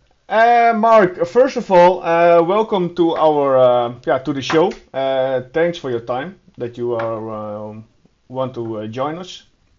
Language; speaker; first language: English; non-native, fluent; Dutch